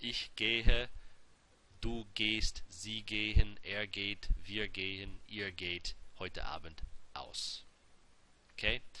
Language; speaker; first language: German; non-native, fluent; English